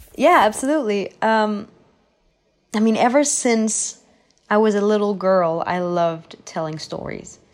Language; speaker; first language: English; non-native, fluent; Danish